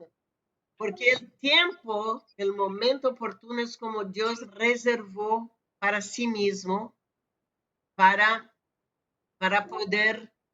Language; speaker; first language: Spanish; non-native, fluent; Portuguese